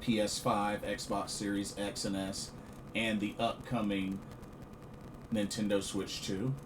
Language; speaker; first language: English; native; English